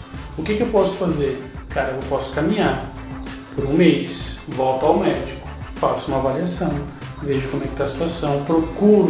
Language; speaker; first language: Portuguese; native; Portuguese